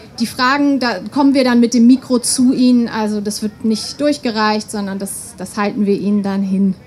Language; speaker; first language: German; native; German